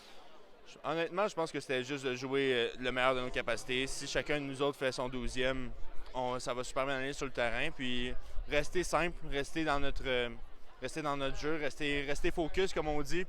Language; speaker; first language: French; native; French